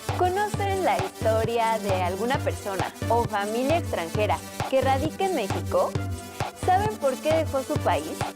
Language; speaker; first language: Spanish; native; Spanish